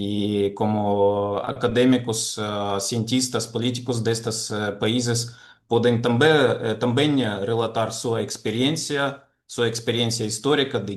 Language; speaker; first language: Portuguese; non-native, fluent; Ukrainian